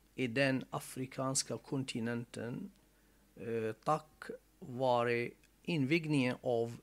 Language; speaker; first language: Swedish; non-native, fluent; Arabic